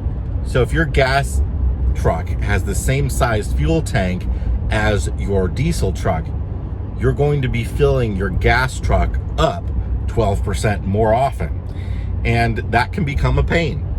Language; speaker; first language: English; native; English